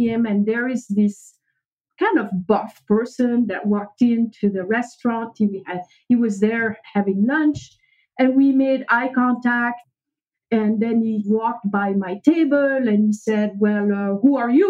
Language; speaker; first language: English; non-native, fluent; French